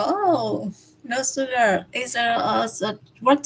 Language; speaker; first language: English; non-native, learner; Vietnamese